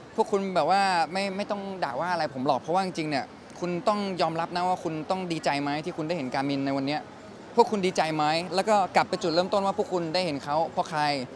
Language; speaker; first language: Thai; native; Thai